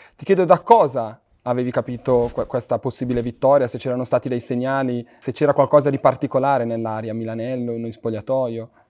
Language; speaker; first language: Italian; native; Italian